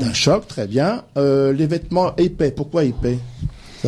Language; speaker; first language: French; native; French